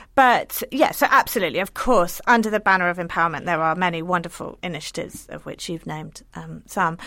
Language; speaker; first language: English; native; English